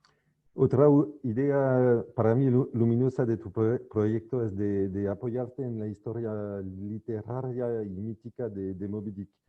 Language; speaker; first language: Spanish; non-native, fluent; French